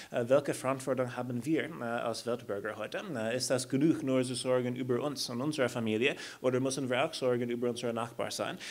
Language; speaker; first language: German; non-native, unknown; English